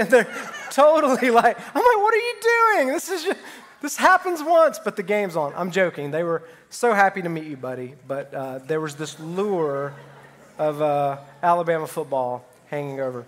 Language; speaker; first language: English; native; English